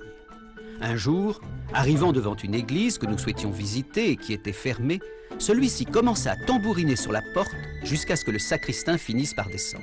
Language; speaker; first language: French; native; French